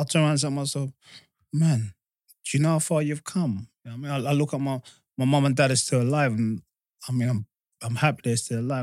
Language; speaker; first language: English; native; English